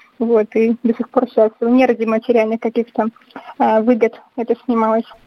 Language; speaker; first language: Russian; native; Russian